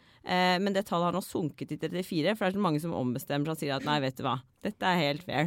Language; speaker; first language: Norwegian; native; Norwegian